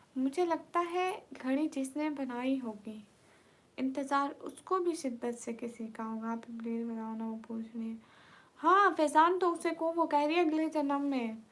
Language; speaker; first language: Urdu; non-native, local second language; Punjabi